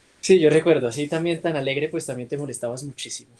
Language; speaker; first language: Spanish; native; Spanish